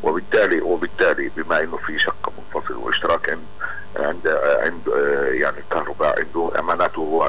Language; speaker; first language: Arabic; native; Arabic